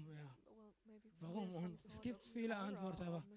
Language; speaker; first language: German; non-native, learner; Arabic